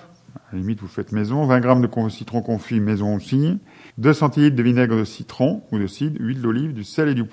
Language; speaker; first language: French; native; French